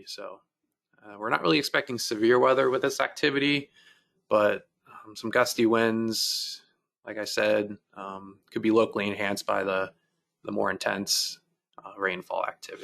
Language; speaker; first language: English; native; English